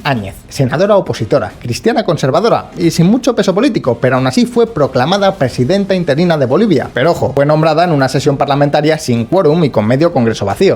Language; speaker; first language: Spanish; native; Spanish